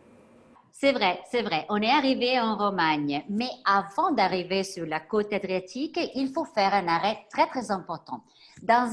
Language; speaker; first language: French; non-native, fluent; Italian